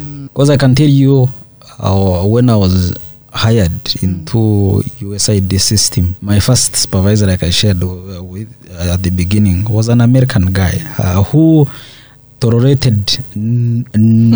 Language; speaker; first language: English; non-native, local second language; Nyankole